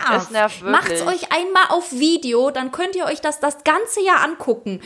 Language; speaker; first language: German; early bilingual, other home language; Polish